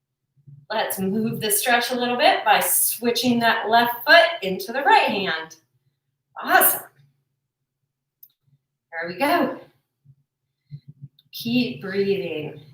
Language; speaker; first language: English; native; English